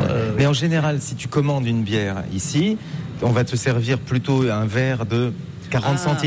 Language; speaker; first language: French; native; French